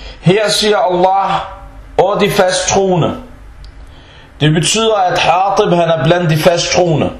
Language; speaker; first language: Danish; early bilingual, other home language; Arabic